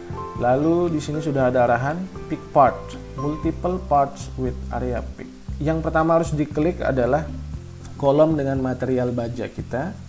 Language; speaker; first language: Indonesian; native; Indonesian